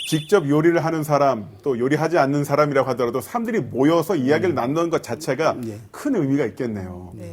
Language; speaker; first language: Korean; native; Korean